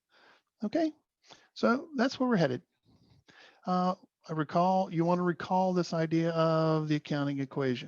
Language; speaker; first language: English; native; English